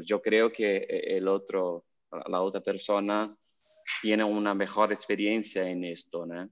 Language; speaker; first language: Spanish; non-native, learner; Portuguese